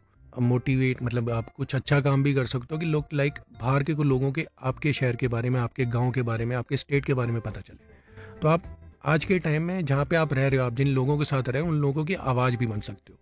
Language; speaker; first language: Hindi; native; Hindi